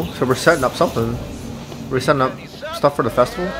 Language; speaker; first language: English; native; English